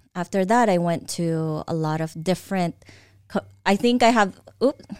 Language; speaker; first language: English; early bilingual, other home language; Filipino